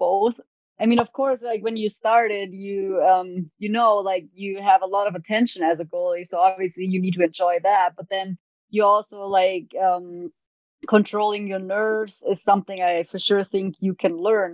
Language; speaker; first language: English; non-native, fluent; German